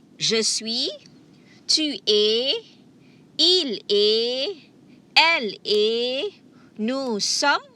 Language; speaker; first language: French; non-native, fluent; Malay